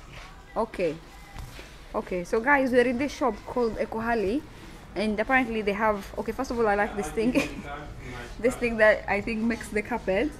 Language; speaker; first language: English; non-native, fluent; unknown